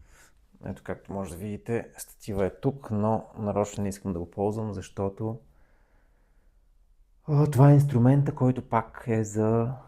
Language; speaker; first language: Bulgarian; native; Bulgarian